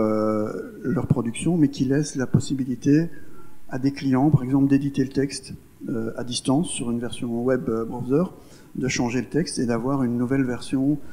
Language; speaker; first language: French; native; French